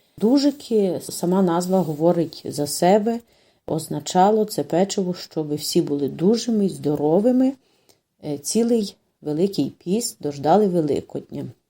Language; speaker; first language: Ukrainian; native; Ukrainian